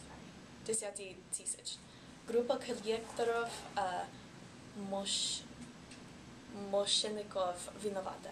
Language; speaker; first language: Russian; non-native, learner; English